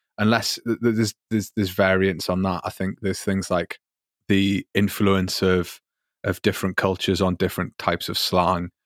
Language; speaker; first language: English; native; English